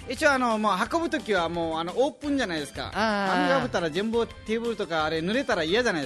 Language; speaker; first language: Japanese; non-native, fluent; Nepali